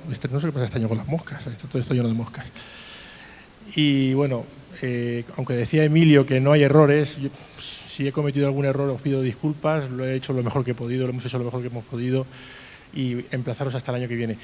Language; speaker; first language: Spanish; native; Spanish